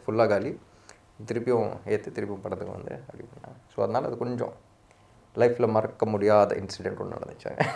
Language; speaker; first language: Tamil; non-native, local second language; Telugu